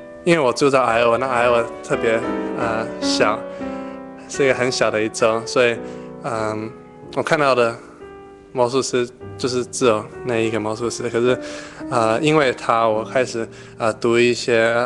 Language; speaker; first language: Chinese; early bilingual, heritage; Chinese